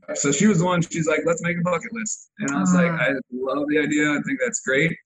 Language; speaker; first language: English; native; English